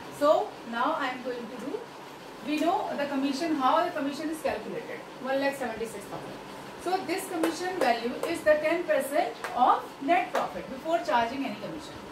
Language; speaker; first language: English; non-native, local second language; Hindi